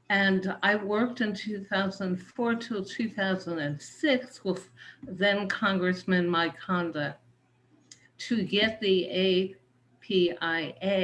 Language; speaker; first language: English; native; English